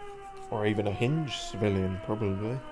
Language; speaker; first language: English; native; English